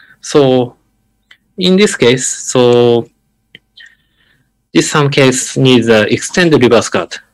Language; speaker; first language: English; non-native, learner; Japanese